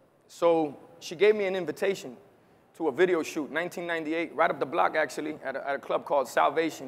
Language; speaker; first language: English; early bilingual, other home language; Spanish